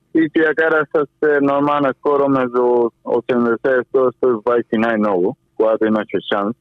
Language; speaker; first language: Bulgarian; non-native, fluent; Spanish